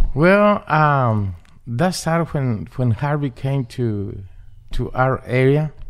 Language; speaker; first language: English; non-native, learner; Spanish